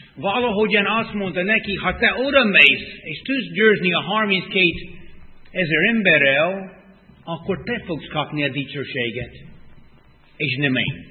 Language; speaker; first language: Hungarian; non-native, fluent; English